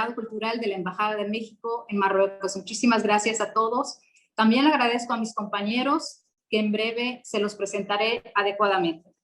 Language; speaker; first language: Spanish; non-native, fluent; Arabic